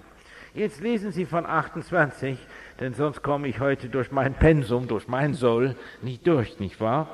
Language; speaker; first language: German; non-native, fluent; English